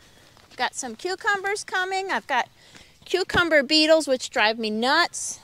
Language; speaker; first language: English; native; English